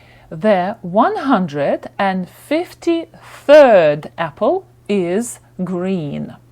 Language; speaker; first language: English; non-native, fluent; Ukrainian